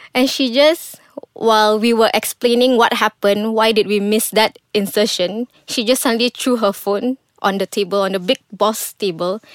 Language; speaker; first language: English; non-native, local second language; Malay